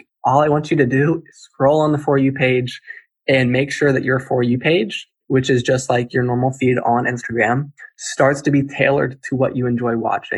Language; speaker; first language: English; native; English